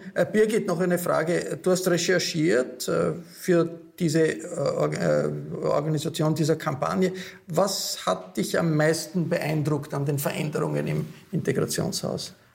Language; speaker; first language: German; native; German